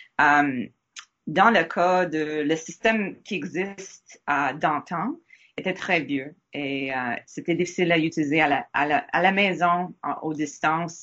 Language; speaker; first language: French; non-native, learner; English